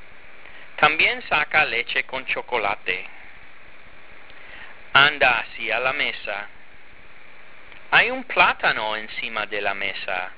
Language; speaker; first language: Spanish; non-native, fluent; English